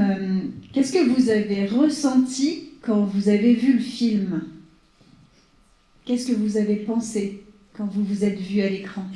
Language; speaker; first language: French; native; French